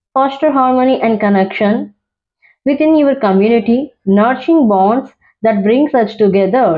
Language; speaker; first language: English; non-native, local second language; Telugu